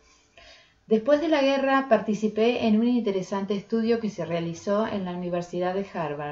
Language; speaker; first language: Spanish; native; Spanish